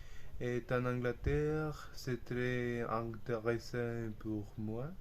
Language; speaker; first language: French; non-native, learner; Spanish